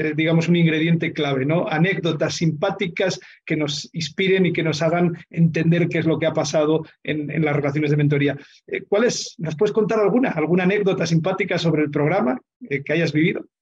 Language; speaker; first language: Spanish; native; Spanish